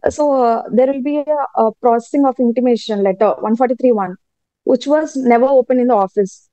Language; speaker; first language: English; non-native, local second language; Telugu